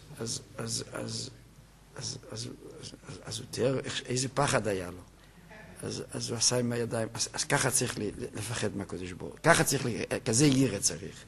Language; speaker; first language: Hebrew; native; Hebrew